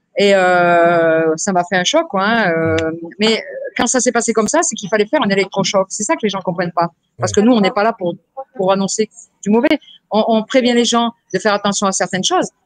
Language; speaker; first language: French; native; French